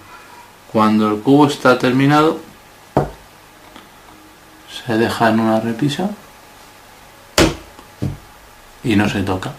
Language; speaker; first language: Spanish; native; Spanish